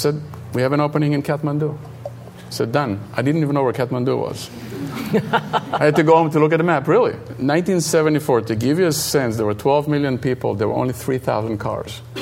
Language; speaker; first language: English; non-native, fluent; Hebrew